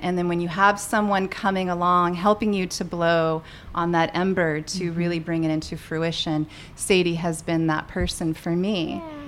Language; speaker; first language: English; native; English